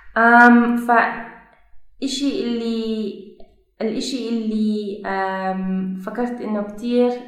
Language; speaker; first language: Arabic; non-native, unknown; Dutch